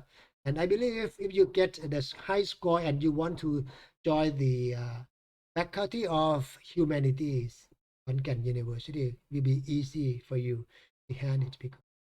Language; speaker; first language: English; non-native, fluent; Thai